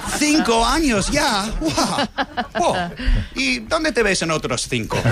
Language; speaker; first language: Spanish; non-native, fluent; English